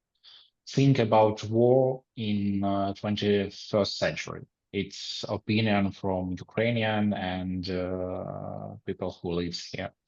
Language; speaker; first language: English; non-native, learner; Ukrainian